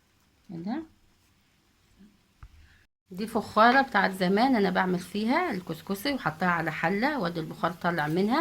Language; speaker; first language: Arabic; native; Arabic